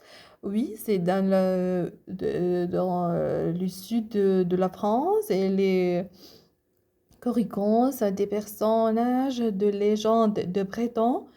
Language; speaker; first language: French; non-native, learner; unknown